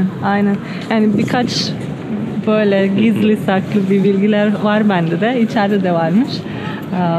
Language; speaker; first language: Turkish; non-native, fluent; Slovenian